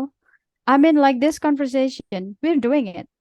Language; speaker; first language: English; non-native, fluent; Indonesian